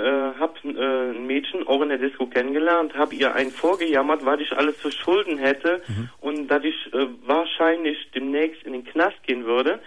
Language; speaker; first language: German; native; German